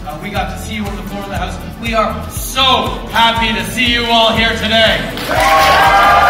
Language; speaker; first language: English; early bilingual, other home language; French